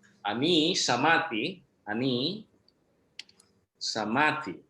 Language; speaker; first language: Hebrew; non-native, fluent; Indonesian